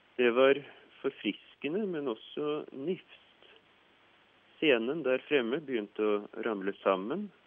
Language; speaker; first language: Norwegian; native; Norwegian